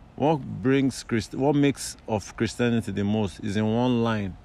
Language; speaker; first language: English; non-native, local second language; Yoruba